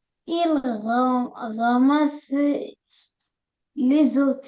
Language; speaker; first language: French; non-native, learner; Arabic